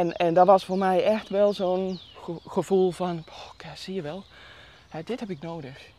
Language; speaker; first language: Dutch; non-native, fluent; Finnish